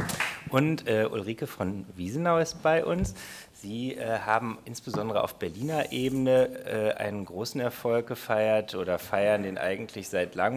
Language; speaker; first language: German; native; German